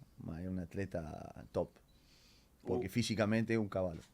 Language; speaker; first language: Portuguese; non-native, learner; Spanish